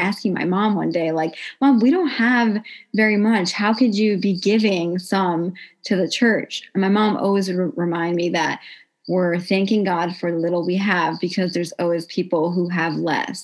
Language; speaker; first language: English; native; English